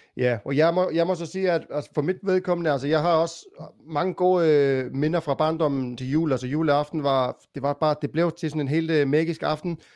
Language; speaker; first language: Danish; native; Danish